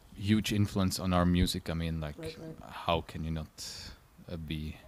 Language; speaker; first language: English; non-native, fluent; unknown